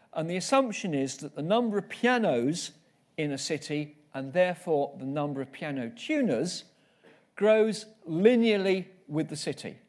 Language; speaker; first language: English; native; English